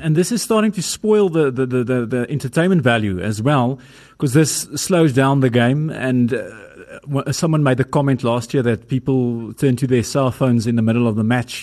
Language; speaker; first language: English; non-native, local second language; Afrikaans